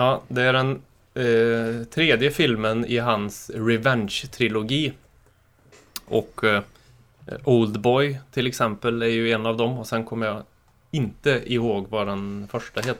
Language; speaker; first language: Swedish; native; Swedish